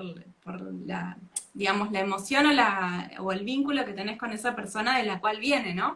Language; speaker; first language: Spanish; native; Spanish